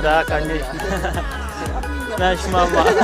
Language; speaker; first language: Russian; non-native, learner; Arabic